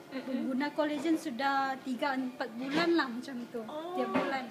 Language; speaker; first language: Malay; native; Malay